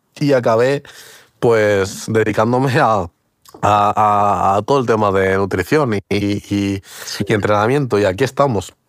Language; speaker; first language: Spanish; early bilingual, other home language; Portuguese